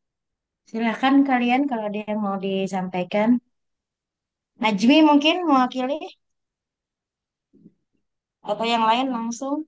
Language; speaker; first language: Indonesian; native; Indonesian